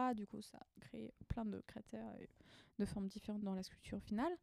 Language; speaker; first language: French; native; French